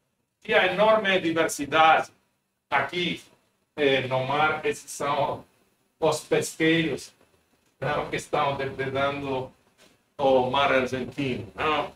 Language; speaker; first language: Portuguese; non-native, fluent; Spanish